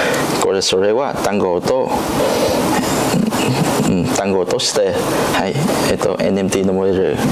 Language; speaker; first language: Japanese; non-native, learner; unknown